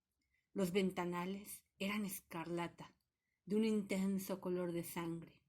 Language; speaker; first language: Spanish; native; Spanish